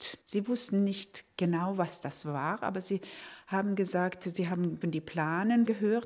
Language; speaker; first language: German; non-native, fluent; Norwegian